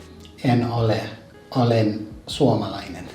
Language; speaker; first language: Finnish; non-native, learner; English